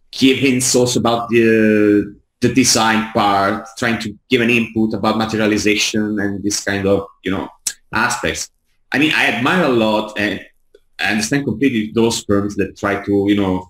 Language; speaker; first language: English; non-native, fluent; Italian